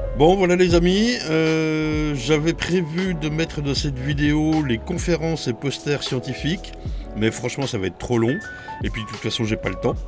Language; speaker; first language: French; native; French